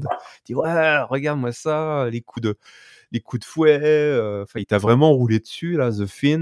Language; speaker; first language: French; native; French